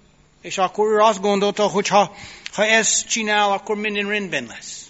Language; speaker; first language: Hungarian; non-native, fluent; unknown